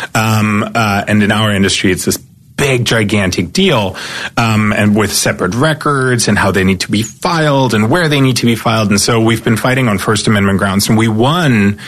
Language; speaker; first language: English; non-native, fluent; German